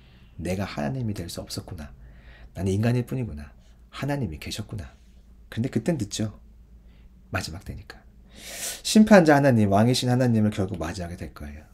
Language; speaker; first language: Korean; native; Korean